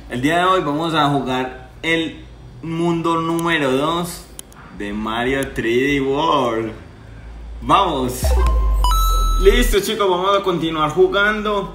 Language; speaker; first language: Spanish; native; Spanish